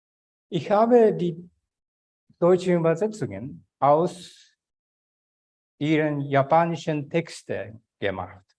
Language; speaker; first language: German; non-native, fluent; Japanese